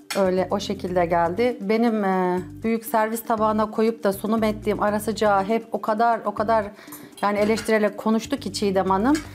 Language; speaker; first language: Turkish; native; Turkish